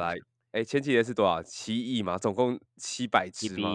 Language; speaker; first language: Chinese; native; Chinese